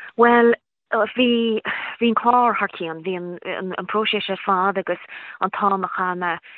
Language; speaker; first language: Irish; native; Irish